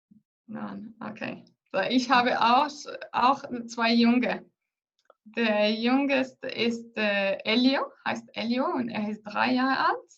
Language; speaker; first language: German; non-native, learner; French